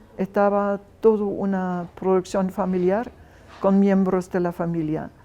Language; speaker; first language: Spanish; non-native, fluent; German